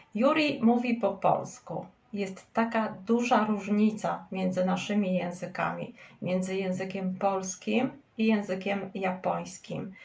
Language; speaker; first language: Polish; native; Polish